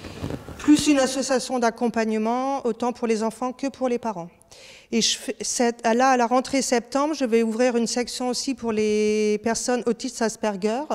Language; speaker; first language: French; native; French